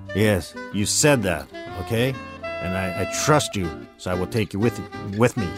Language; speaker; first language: English; early bilingual, other home language; Japanese